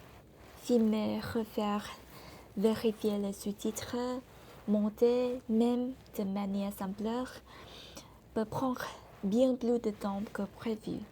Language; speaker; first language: French; non-native, learner; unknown